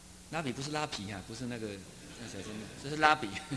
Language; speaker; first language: Chinese; native; Chinese